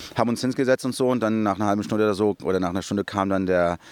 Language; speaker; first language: German; early bilingual, other home language; Portuguese